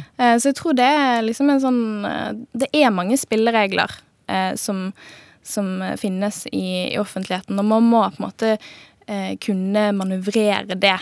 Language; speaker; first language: Norwegian; native; Norwegian